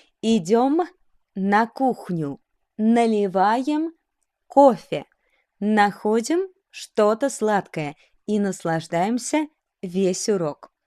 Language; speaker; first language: Russian; non-native, fluent; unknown